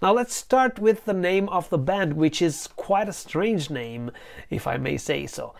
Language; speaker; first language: English; non-native, fluent; Italian